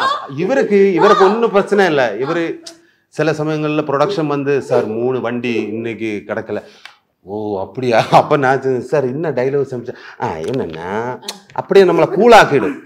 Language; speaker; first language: Tamil; non-native, learner; Malayalam